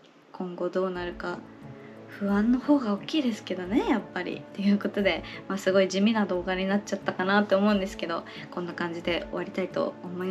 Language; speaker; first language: Japanese; native; Japanese